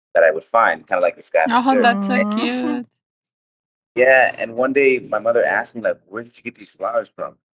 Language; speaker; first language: English; native; English